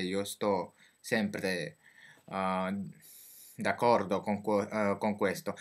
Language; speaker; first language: Italian; non-native, learner; French